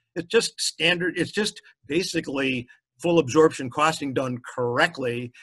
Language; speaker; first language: English; native; English